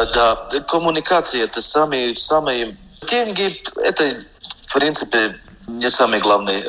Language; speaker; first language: Russian; non-native, local second language; Latvian